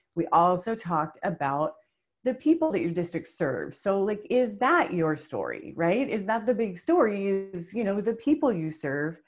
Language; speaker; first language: English; native; English